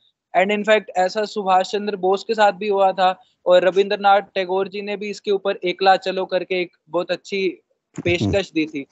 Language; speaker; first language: Hindi; native; Hindi